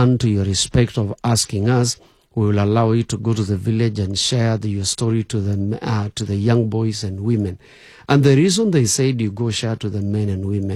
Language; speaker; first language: English; non-native, local second language; Masai